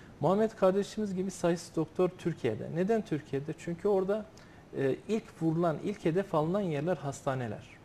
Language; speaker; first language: Turkish; native; Turkish